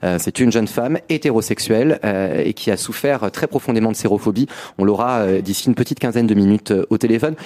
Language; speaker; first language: French; native; French